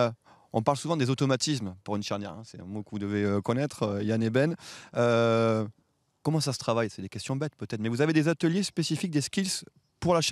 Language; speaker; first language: French; native; French